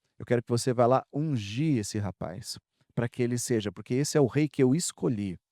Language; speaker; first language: Portuguese; native; Portuguese